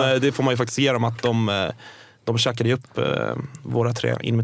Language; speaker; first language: Swedish; native; Swedish